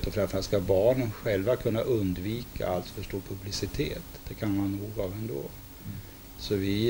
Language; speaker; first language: Swedish; native; Swedish